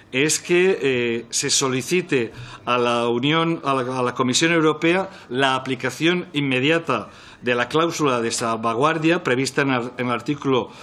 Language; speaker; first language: Spanish; native; Spanish